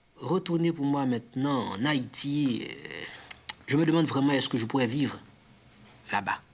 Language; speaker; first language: French; non-native, local second language; Haitian Creole